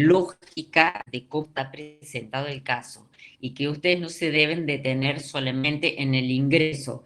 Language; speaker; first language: Spanish; native; Spanish